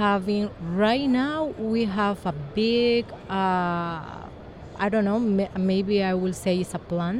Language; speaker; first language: English; non-native, learner; Spanish